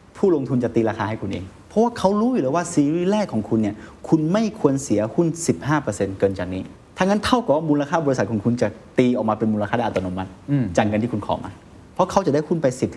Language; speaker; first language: Thai; non-native, fluent; Chinese